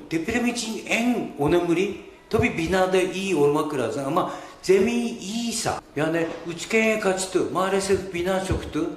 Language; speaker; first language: Turkish; non-native, fluent; Japanese